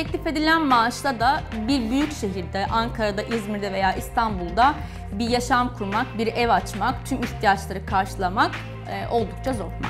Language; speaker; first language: Turkish; native; Turkish